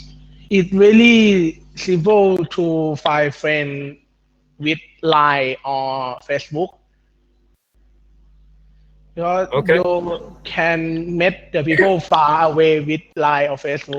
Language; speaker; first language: English; non-native, learner; Thai